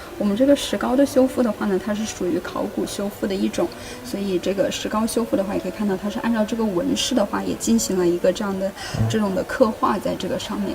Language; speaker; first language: Chinese; native; Chinese